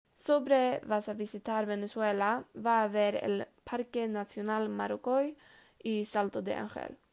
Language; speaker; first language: Spanish; non-native, learner; Swedish